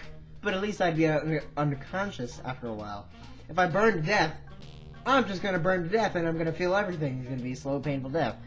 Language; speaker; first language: English; native; English